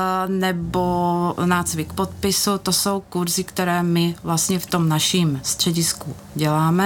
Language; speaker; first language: Czech; native; Czech